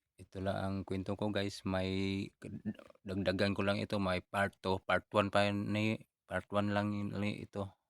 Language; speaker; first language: Filipino; non-native, local second language; Cebuano